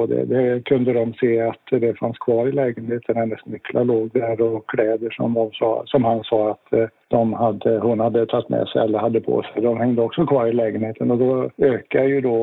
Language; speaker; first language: Swedish; native; Swedish